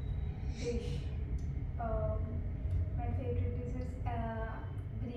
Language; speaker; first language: English; non-native, learner; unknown